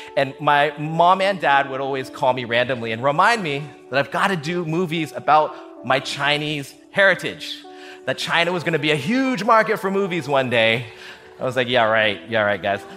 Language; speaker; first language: English; native; English